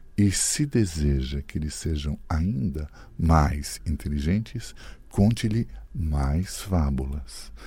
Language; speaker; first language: Portuguese; early bilingual, other home language; Italian